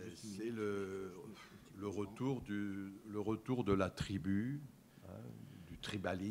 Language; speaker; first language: French; native; French